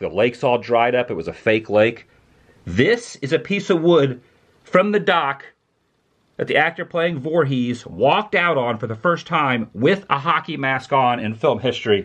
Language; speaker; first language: English; native; English